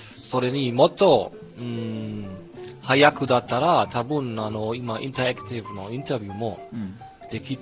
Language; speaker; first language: Japanese; non-native, fluent; German